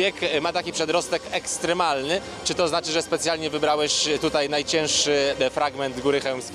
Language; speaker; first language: Polish; native; Polish